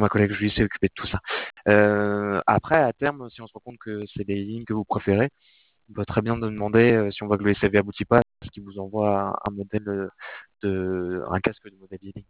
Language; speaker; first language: French; native; French